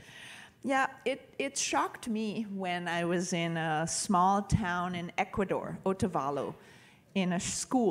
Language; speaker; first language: English; native; English